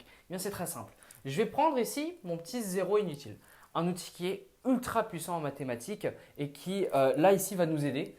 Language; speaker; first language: French; native; French